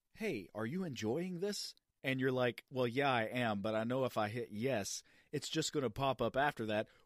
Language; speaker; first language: English; native; English